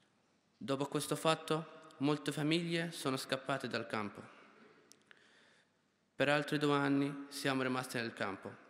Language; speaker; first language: Italian; non-native, fluent; Arabic